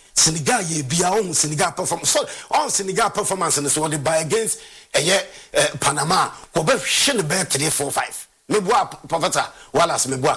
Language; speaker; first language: English; non-native, local second language; Akan